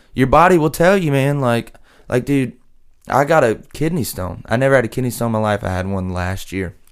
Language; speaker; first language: English; native; English